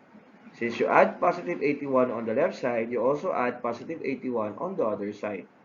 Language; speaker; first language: English; non-native, local second language; Filipino